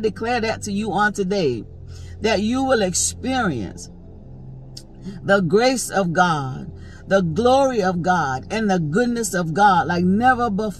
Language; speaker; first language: English; native; English